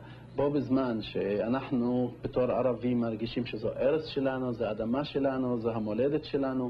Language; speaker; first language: Hebrew; non-native, local second language; Arabic